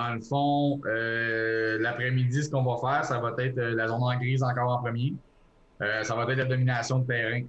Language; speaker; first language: French; native; French